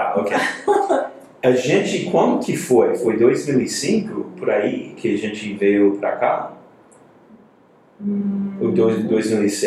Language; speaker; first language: Portuguese; non-native, fluent; English